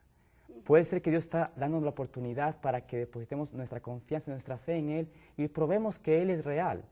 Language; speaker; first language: Spanish; native; Spanish